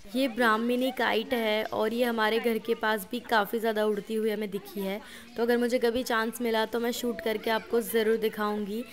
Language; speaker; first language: Hindi; non-native, local second language; Gujarati